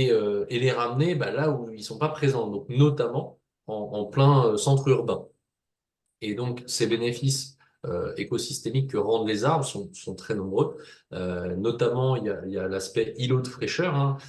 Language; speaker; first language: French; native; French